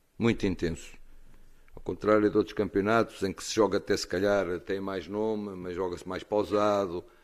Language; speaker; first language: Portuguese; native; Portuguese